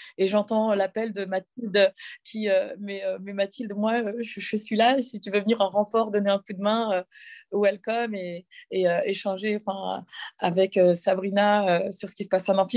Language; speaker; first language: French; native; French